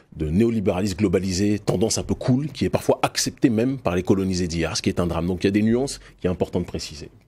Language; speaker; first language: French; native; French